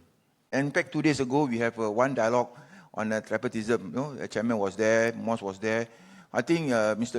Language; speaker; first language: English; non-native, local second language; Malay